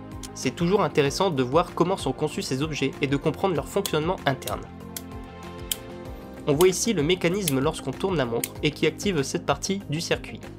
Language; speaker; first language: French; native; French